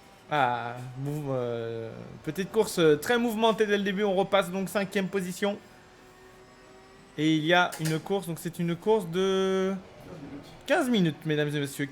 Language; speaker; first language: French; native; French